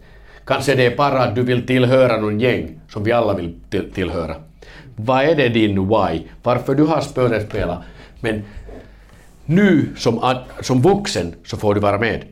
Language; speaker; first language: Swedish; non-native, learner; Finnish